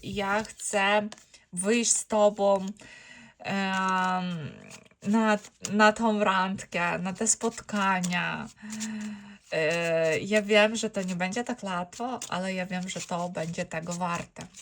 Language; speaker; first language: Polish; non-native, fluent; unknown